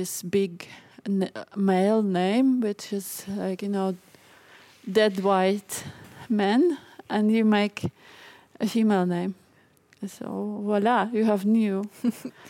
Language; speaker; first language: English; non-native, fluent; Russian